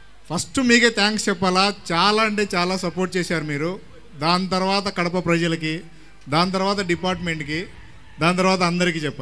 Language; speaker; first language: Telugu; native; Telugu